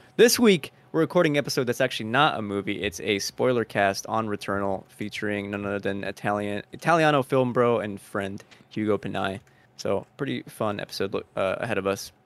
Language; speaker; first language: English; early bilingual, other home language; Spanish